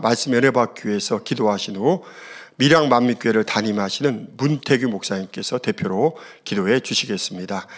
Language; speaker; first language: Korean; native; Korean